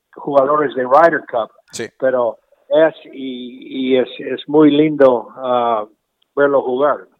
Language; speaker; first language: Spanish; native; Spanish